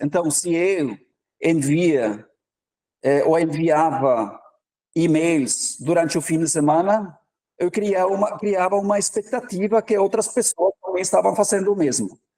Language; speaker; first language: Portuguese; non-native, fluent; Norwegian